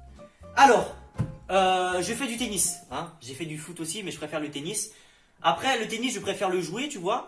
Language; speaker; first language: French; native; French